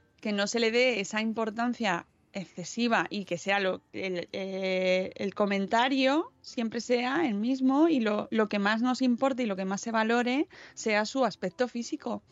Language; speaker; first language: Spanish; native; Spanish